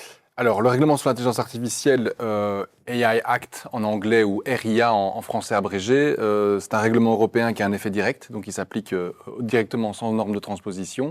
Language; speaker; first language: French; native; French